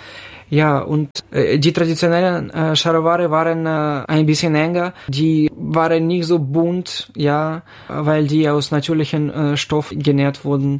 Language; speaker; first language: German; non-native, fluent; Ukrainian